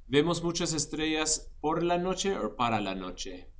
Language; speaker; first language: Spanish; non-native, fluent; English